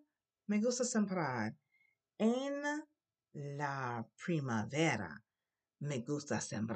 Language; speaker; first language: Spanish; non-native, learner; English